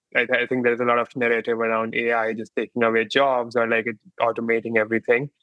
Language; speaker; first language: English; non-native, local second language; Hindi